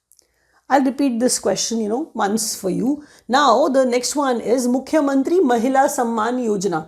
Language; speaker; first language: English; non-native, local second language; Hindi